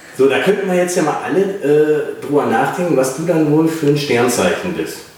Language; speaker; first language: German; native; German